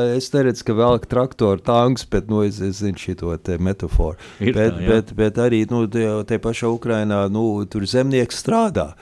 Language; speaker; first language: Latvian; early bilingual, heritage; Latvian